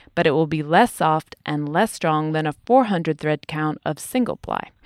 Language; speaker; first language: English; native; English